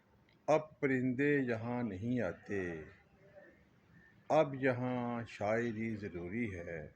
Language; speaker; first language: Urdu; native; Urdu